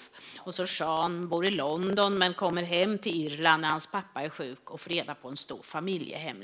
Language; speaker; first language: Swedish; native; Swedish